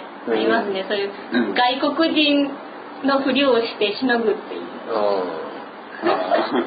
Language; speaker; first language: Japanese; native; Japanese